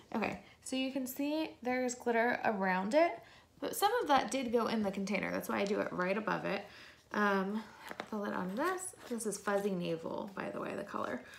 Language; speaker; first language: English; native; English